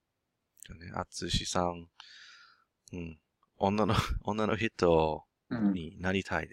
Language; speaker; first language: Japanese; non-native, learner; English